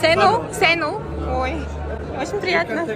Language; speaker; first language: Russian; non-native, learner; Mongolian